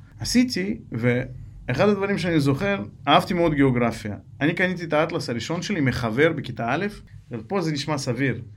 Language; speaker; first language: Hebrew; non-native, fluent; Russian